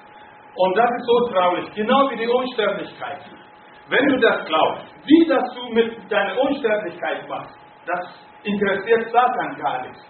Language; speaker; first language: German; non-native, fluent; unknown